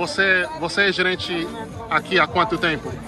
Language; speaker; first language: Portuguese; non-native, learner; English